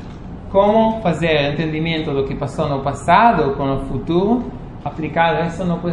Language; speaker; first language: Portuguese; non-native, fluent; Spanish